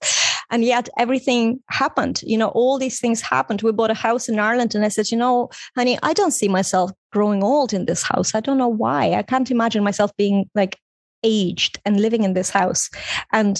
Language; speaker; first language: English; non-native, fluent; Russian